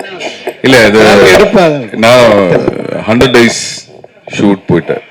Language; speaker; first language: Tamil; non-native, local second language; Malayalam